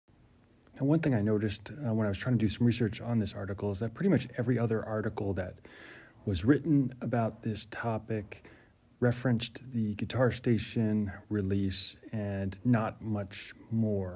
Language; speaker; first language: English; native; English